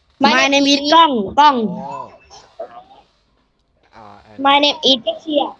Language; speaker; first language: English; non-native, learner; Thai